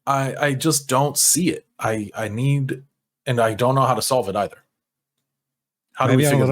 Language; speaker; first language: English; native; English